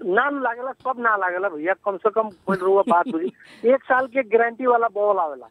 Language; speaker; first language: Bhojpuri; native; Bhojpuri